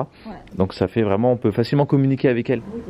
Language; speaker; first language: French; native; French